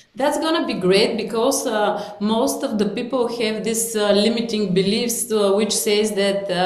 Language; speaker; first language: English; non-native, fluent; Bulgarian